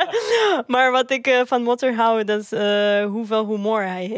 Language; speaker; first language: Dutch; non-native, fluent; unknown